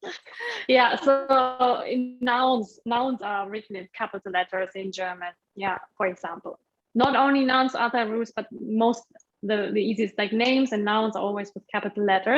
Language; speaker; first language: English; non-native, fluent; German